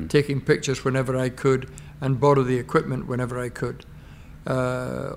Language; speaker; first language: English; native; English